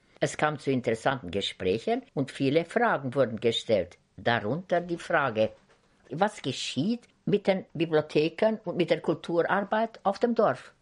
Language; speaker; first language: German; native; German